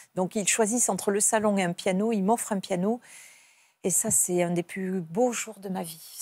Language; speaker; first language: French; native; French